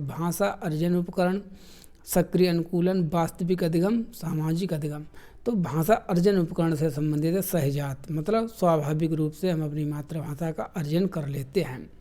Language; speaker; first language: Hindi; native; Hindi